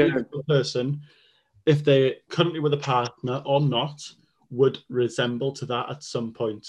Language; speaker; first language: English; non-native, local second language; Welsh